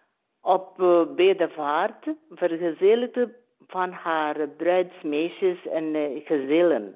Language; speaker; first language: Dutch; non-native, learner; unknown